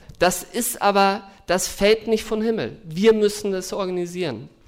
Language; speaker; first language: German; native; German